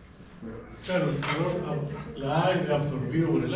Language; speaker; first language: Spanish; native; Spanish